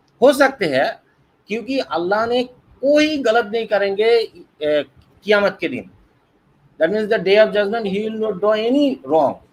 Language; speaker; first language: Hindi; non-native, learner; Bangla